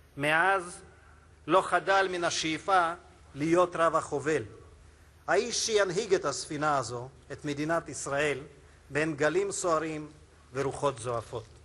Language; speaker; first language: Hebrew; non-native, fluent; Russian